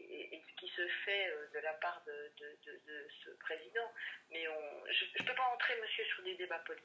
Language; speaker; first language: French; native; French